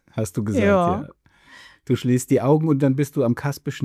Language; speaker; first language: German; native; German